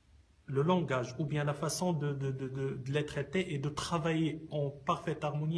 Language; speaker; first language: French; non-native, local second language; Arabic